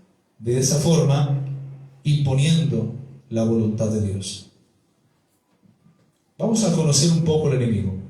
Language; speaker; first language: Spanish; native; Spanish